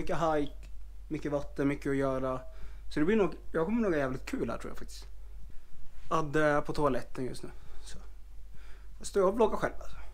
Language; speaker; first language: Swedish; native; Swedish